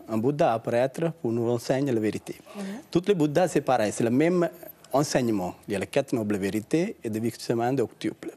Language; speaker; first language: French; non-native, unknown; Sinhala